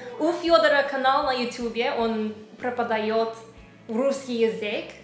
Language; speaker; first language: Russian; non-native, learner; English